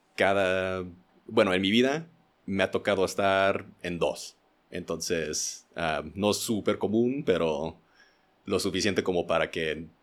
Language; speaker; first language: Spanish; early bilingual, heritage; Spanish